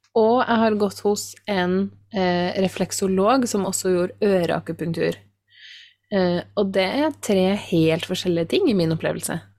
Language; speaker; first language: Norwegian; native; Norwegian